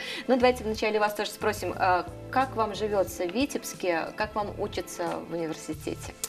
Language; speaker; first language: Russian; native; Russian